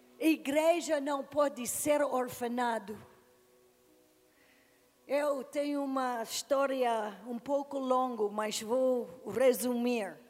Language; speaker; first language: Portuguese; non-native, learner; English